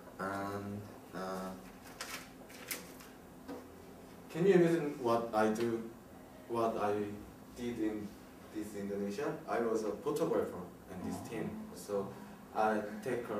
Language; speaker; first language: English; non-native, learner; Korean